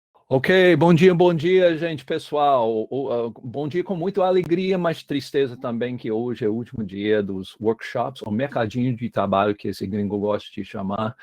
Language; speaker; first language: Portuguese; non-native, fluent; English